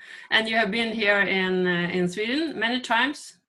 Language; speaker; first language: English; non-native, fluent; Swedish